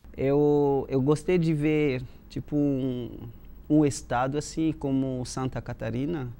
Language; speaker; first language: Portuguese; non-native, fluent; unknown